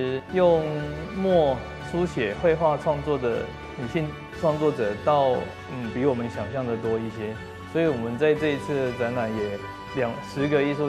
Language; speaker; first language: Chinese; native; Chinese